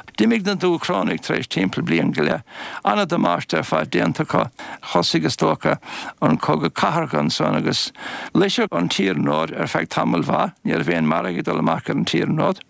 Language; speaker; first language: Irish; native; Irish